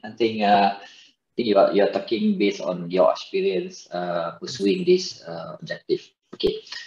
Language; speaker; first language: English; non-native, local second language; Malay